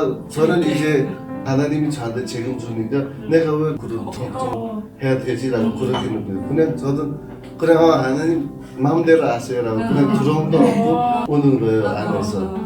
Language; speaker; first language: Korean; non-native, fluent; Nepali